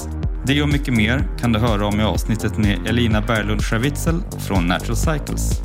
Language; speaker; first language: Swedish; native; Swedish